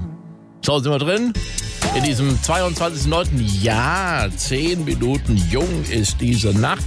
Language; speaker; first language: German; native; German